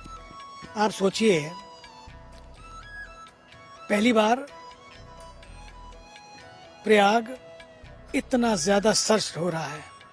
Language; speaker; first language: Hindi; native; Hindi